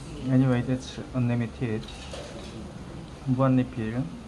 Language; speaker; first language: English; non-native, learner; Korean